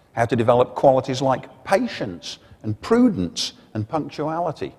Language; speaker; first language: English; native; English